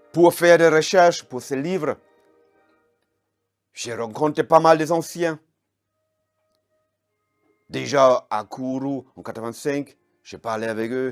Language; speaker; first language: French; non-native, fluent; German